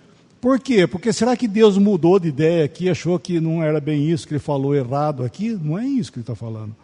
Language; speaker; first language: Portuguese; native; Portuguese